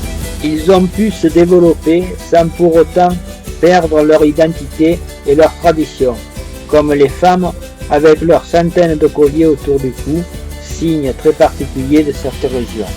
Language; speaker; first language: French; native; French